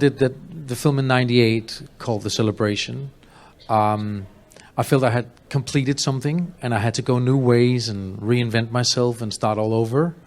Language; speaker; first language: English; non-native, fluent; Danish